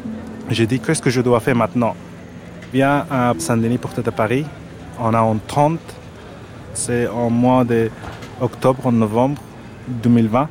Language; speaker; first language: French; non-native, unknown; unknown